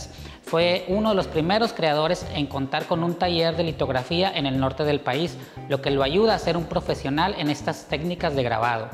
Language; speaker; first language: Spanish; native; Spanish